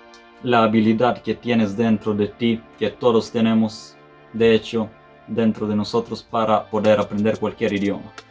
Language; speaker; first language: Spanish; non-native, fluent; Serbian